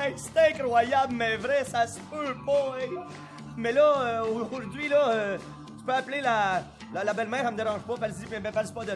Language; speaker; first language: French; native; French